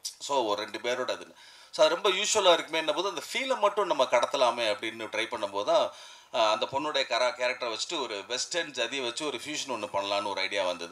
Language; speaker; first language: Tamil; native; Tamil